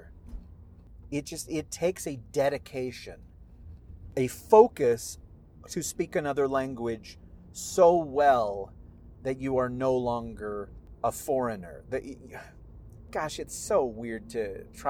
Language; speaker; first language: English; early bilingual, other home language; Spanish